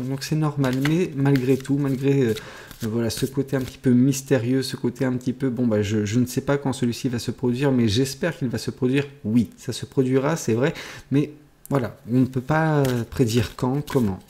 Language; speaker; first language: French; native; French